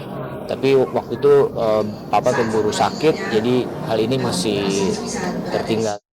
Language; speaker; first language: Indonesian; native; Indonesian